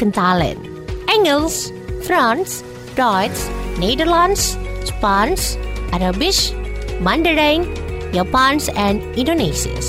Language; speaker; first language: Dutch; non-native, fluent; Indonesian